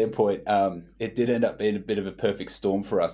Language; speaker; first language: English; native; English